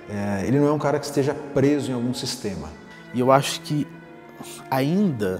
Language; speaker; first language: Portuguese; native; Portuguese